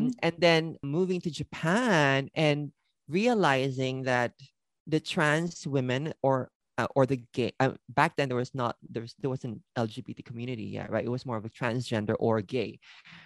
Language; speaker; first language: English; non-native, local second language; Filipino